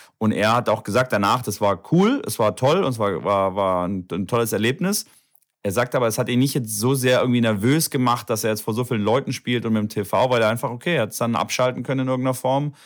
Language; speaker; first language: German; native; German